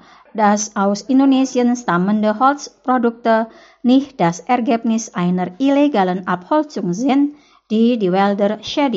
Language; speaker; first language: German; non-native, fluent; Indonesian